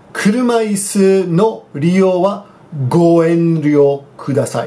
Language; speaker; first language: Japanese; non-native, fluent; English